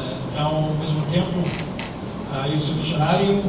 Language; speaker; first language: Portuguese; non-native, fluent; English